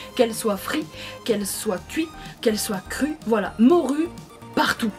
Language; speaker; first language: French; early bilingual, other home language; Portuguese